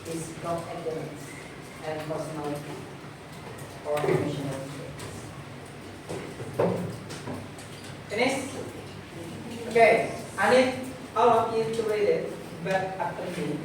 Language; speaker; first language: English; non-native, fluent; Indonesian